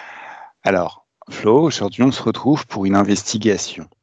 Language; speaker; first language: French; native; French